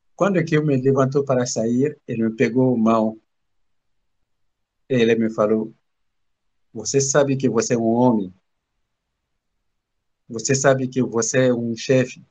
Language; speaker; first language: Portuguese; non-native, learner; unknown